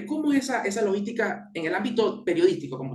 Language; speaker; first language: Spanish; native; Spanish